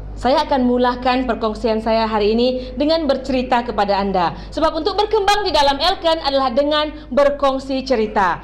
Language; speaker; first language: Malay; native; Malay